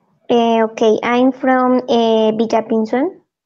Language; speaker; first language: English; non-native, learner; Spanish